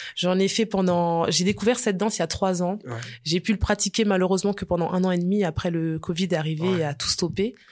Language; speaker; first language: French; early bilingual, other home language; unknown